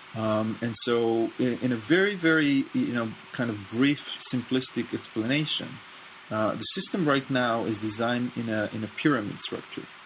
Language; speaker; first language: English; non-native, fluent; Hebrew